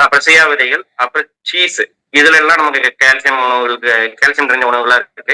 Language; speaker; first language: Tamil; native; Tamil